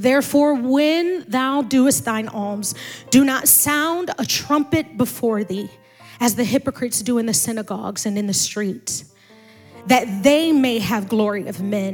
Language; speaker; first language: English; native; English